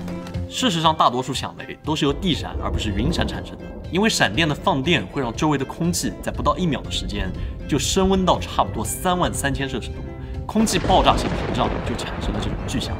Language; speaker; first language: Chinese; native; Chinese